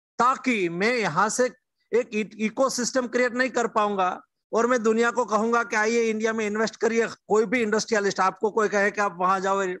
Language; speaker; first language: Hindi; non-native, local second language; Gujarati